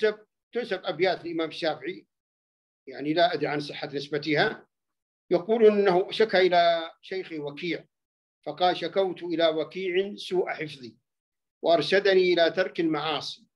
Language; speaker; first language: Arabic; native; Arabic